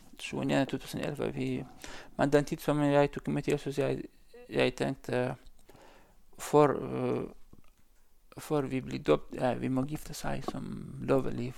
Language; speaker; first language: Norwegian; non-native, learner; Central Kurdish